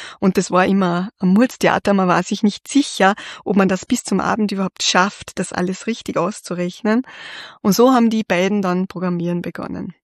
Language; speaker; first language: German; native; German